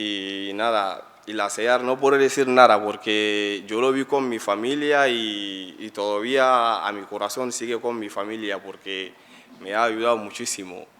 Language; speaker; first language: Spanish; non-native, learner; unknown